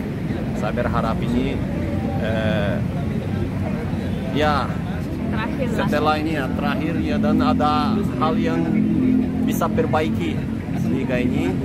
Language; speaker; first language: Indonesian; non-native, fluent; Portuguese